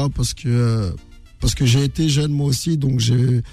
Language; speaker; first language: French; native; French